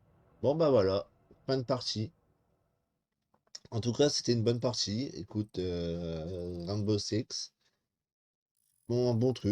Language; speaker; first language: French; native; French